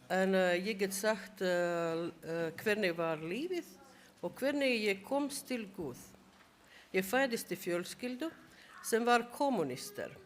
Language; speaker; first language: Icelandic; non-native, learner; Latvian